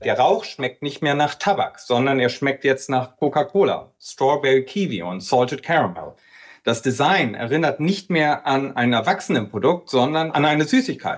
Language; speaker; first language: German; native; German